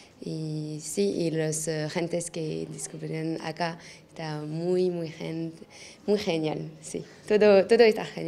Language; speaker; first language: Spanish; non-native, learner; French